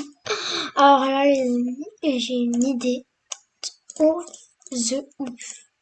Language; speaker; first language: French; native; French